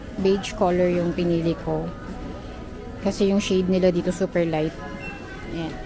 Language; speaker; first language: Filipino; native; Filipino